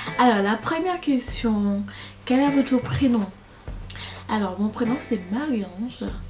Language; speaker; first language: French; non-native, local second language; Haitian Creole